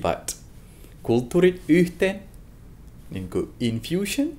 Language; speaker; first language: Finnish; non-native, fluent; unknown